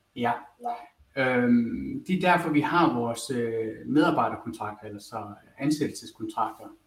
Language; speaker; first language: Danish; native; Danish